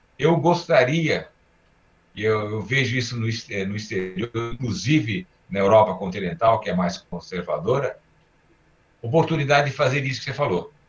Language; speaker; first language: Portuguese; early bilingual, other home language; Armenian